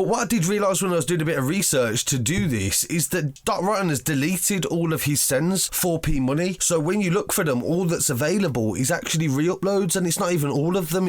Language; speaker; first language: English; native; English